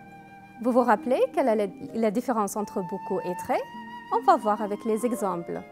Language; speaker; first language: French; non-native, fluent; Arabic